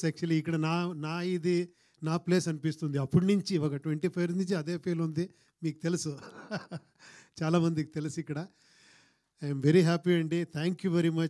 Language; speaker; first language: Telugu; non-native, fluent; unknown